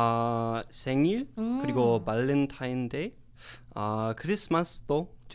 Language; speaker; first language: Korean; non-native, learner; English